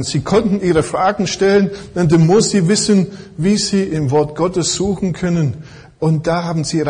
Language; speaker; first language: German; non-native, fluent; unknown